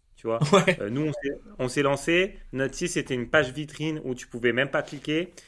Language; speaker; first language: French; native; French